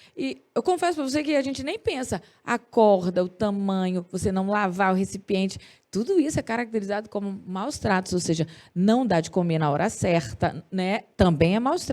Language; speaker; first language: Portuguese; native; Portuguese